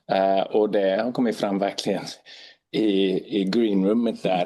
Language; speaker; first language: Swedish; non-native, fluent; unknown